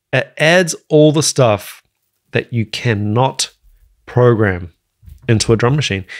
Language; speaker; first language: English; native; English